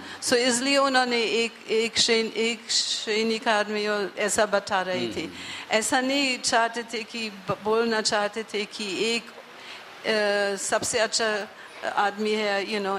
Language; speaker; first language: Hindi; non-native, learner; English